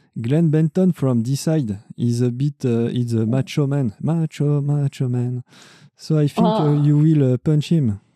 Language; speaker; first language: English; non-native, learner; French